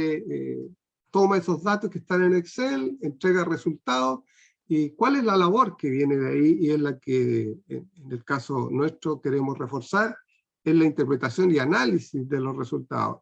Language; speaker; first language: Spanish; non-native, fluent; Portuguese